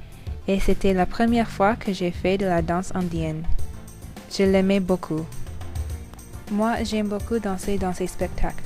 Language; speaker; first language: French; non-native, learner; English